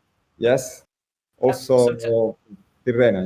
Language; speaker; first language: English; non-native, learner; Italian